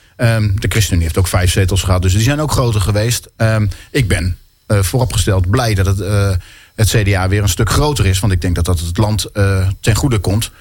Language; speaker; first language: Dutch; native; Dutch